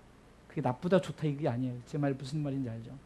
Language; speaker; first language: Korean; native; Korean